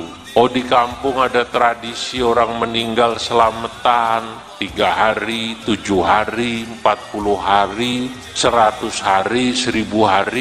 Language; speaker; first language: Indonesian; native; Indonesian